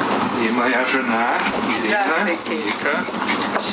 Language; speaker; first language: Russian; early bilingual, heritage; Russian